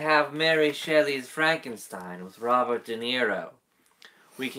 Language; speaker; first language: English; native; English